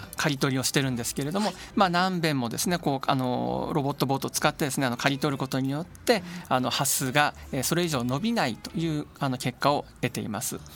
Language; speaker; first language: Japanese; native; Japanese